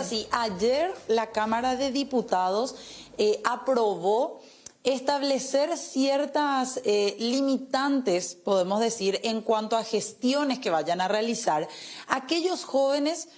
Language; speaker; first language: Spanish; native; Spanish